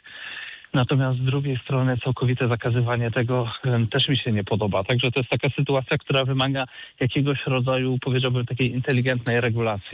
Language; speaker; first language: Polish; native; Polish